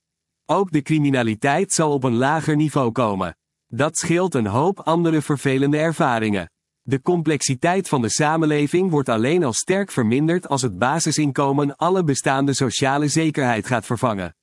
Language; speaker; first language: Dutch; native; Dutch